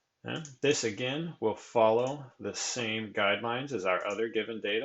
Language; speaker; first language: English; native; English